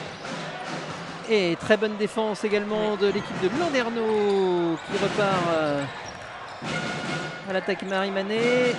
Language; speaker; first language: French; native; French